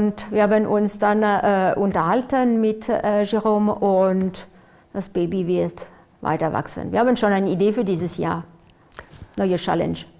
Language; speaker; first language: German; non-native, fluent; French